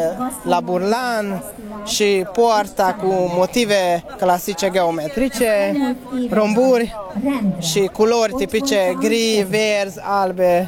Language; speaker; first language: Romanian; non-native, learner; Hungarian